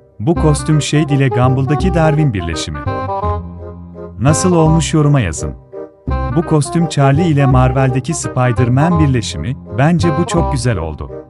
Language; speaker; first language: Turkish; native; Turkish